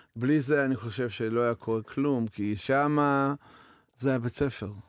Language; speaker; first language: Hebrew; non-native, fluent; Russian